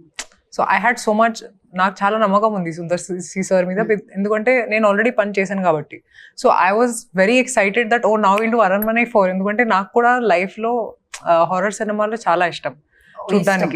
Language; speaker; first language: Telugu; non-native, fluent; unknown